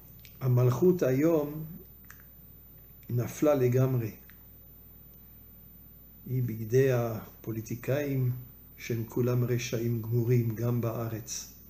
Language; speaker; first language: Hebrew; non-native, fluent; French